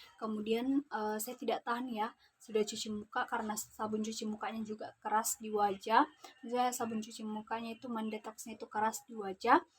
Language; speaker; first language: Indonesian; native; Indonesian